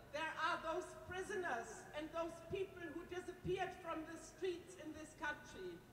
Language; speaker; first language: English; non-native, fluent; German